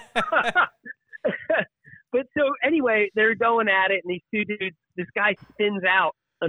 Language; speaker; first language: English; native; English